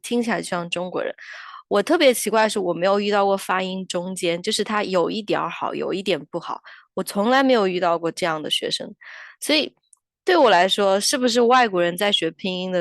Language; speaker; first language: Chinese; native; Chinese